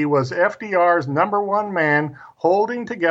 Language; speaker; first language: English; native; English